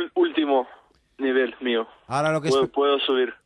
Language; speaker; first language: Spanish; non-native, learner; Russian